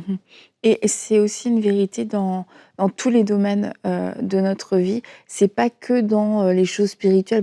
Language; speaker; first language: French; native; French